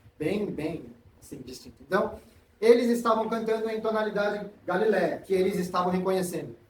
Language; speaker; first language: Portuguese; non-native, fluent; Korean